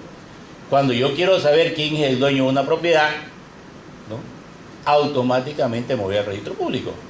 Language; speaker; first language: Spanish; native; Spanish